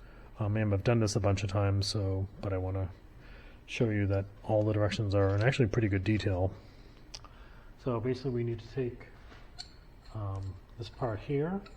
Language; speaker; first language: English; native; English